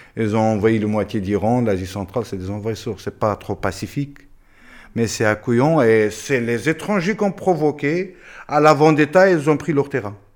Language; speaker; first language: French; non-native, fluent; Pashto